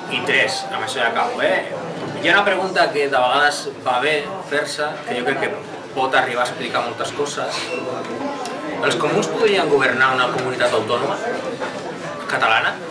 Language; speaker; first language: Catalan; non-native, local second language; Spanish